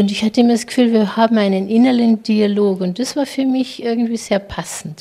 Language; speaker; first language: German; native; German